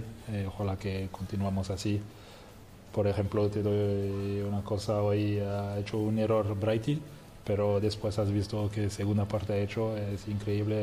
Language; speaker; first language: Spanish; non-native, fluent; French